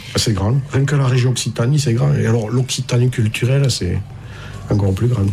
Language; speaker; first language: French; native; French